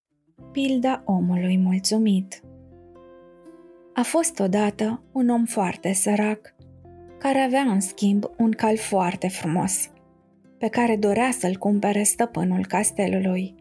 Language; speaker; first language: Romanian; native; Romanian